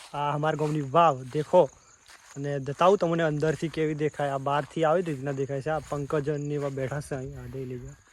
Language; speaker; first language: Gujarati; non-native, local second language; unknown